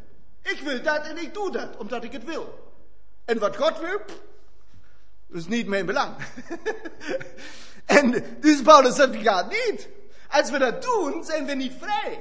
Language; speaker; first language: Dutch; non-native, fluent; German